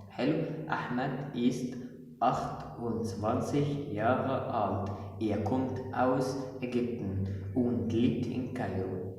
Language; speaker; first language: German; non-native, fluent; Arabic